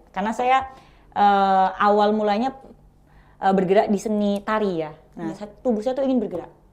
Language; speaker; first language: Indonesian; non-native, local second language; Madurese